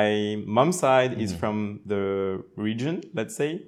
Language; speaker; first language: English; non-native, fluent; French